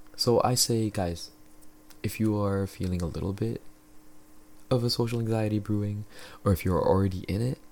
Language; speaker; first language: English; non-native, local second language; Filipino